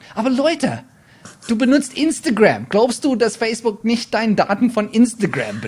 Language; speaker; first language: German; non-native, fluent; English